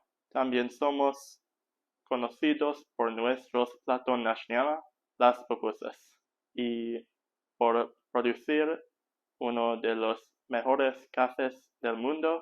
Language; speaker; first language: Spanish; early bilingual, heritage; English